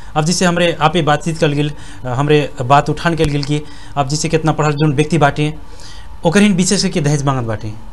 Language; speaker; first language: Bhojpuri; native; Bhojpuri